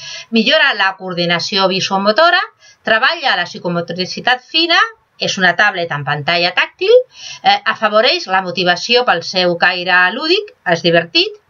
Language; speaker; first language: Catalan; non-native, local second language; Spanish